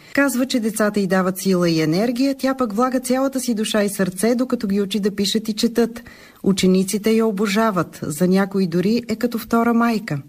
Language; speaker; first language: Bulgarian; native; Bulgarian